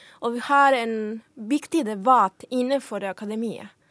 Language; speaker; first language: Norwegian; non-native, fluent; Spanish